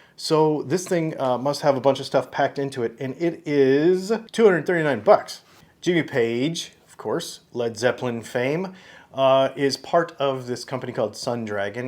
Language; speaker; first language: English; native; English